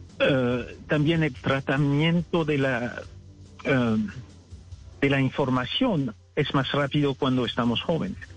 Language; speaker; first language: Spanish; non-native, fluent; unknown